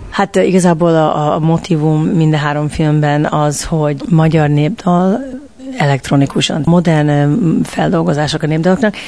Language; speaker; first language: Hungarian; early bilingual, heritage; Hungarian